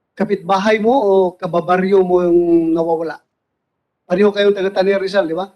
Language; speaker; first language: Filipino; non-native, local second language; Cebuano